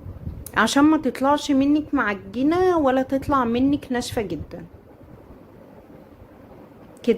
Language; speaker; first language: Arabic; native; Arabic